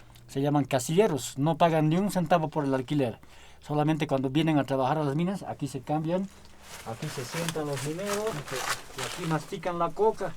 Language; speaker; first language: Spanish; native; Spanish